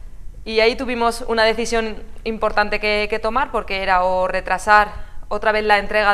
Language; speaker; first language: Spanish; native; Spanish